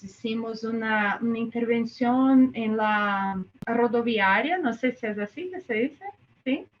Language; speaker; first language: Spanish; non-native, fluent; Portuguese